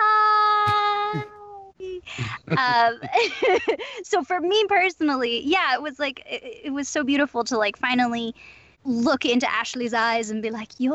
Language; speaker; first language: English; native; English